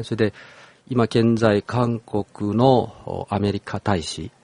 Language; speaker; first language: Japanese; non-native, fluent; Korean